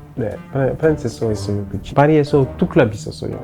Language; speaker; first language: Korean; non-native, learner; French